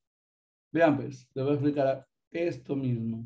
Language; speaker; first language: Spanish; native; Spanish